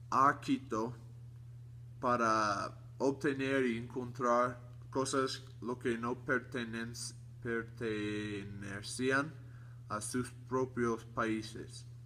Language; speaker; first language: Spanish; non-native, learner; English